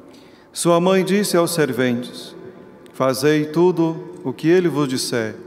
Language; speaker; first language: Portuguese; native; Portuguese